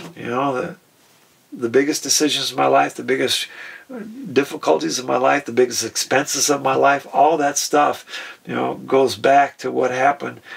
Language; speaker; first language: English; native; English